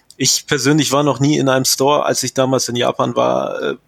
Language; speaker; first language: German; native; German